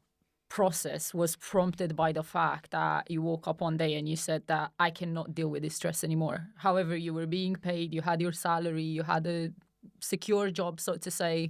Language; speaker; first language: English; non-native, fluent; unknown